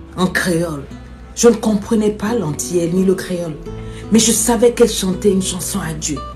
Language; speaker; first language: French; non-native, local second language; Lingala